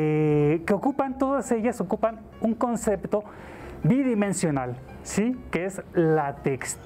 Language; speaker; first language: Spanish; native; Spanish